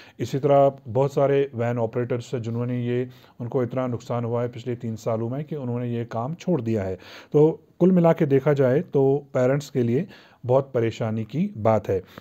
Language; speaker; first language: Hindi; non-native, local second language; Kashmiri